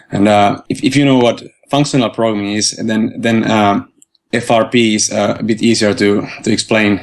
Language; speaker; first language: English; non-native, fluent; Finnish